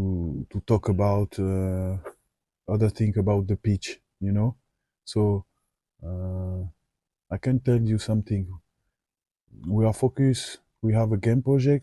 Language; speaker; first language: English; non-native, learner; French